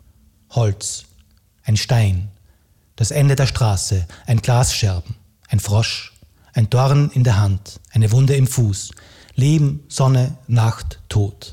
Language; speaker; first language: German; native; German